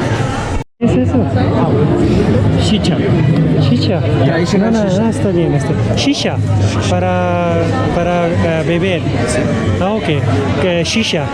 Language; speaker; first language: Spanish; non-native, learner; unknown